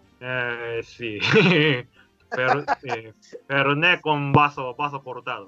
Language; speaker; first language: Spanish; non-native, learner; Japanese